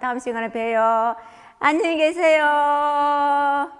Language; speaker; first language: Korean; native; Korean